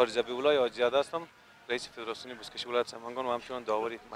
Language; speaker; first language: Persian; native; Persian